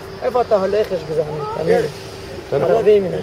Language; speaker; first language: Hebrew; non-native, local second language; Arabic